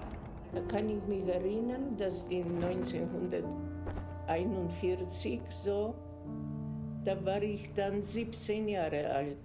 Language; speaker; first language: German; non-native, fluent; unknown